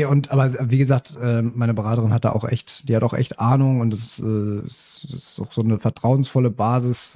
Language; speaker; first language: German; native; German